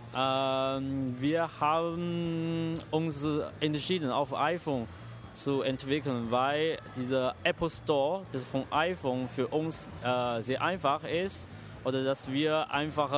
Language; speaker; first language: German; non-native, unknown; Chinese